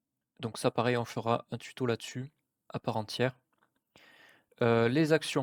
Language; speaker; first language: French; native; French